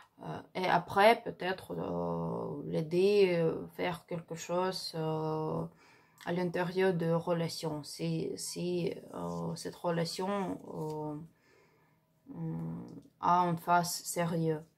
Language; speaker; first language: French; non-native, learner; Ukrainian